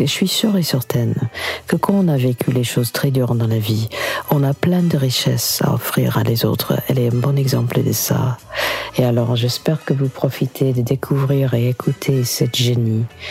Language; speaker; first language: French; non-native, fluent; English